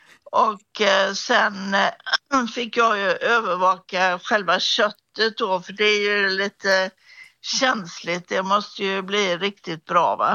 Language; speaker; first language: Swedish; native; Swedish